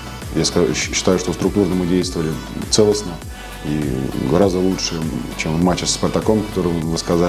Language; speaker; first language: Russian; native; Russian